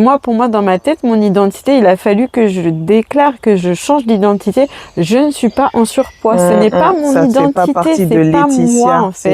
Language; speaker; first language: French; native; French